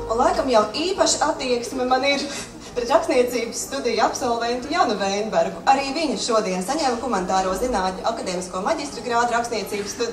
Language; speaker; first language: Latvian; native; Latvian